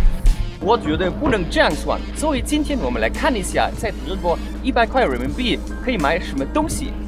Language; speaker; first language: Chinese; non-native, fluent; German